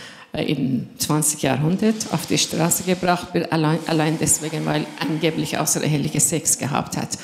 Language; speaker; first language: German; non-native, fluent; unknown